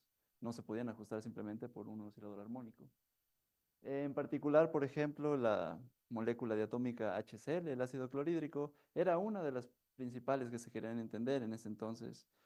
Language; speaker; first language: Spanish; native; Spanish